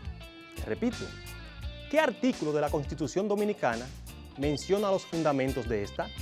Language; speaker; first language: Spanish; native; Spanish